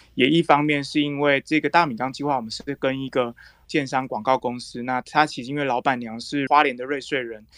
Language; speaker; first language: Chinese; native; Chinese